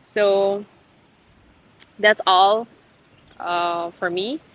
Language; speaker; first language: English; non-native, learner; Indonesian